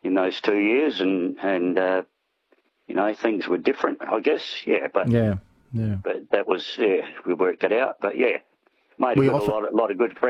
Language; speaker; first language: English; native; English